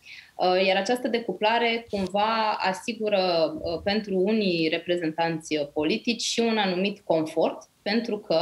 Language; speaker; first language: Romanian; native; Romanian